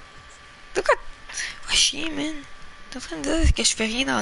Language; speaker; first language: French; native; French